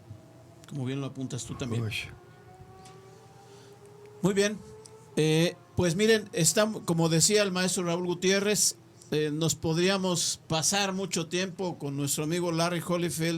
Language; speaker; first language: Spanish; native; Spanish